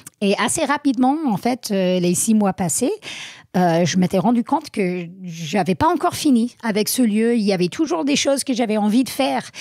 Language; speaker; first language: French; non-native, fluent; English